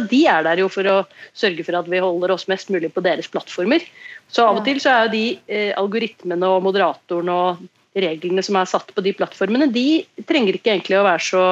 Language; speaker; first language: Norwegian; native; Norwegian